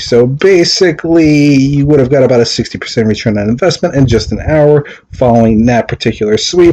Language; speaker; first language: English; native; English